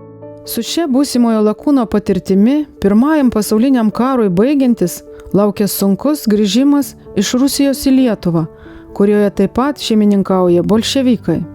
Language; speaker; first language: Lithuanian; native; Lithuanian